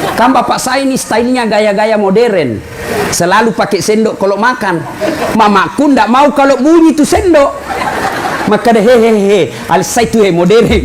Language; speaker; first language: Indonesian; non-native, local second language; Buginese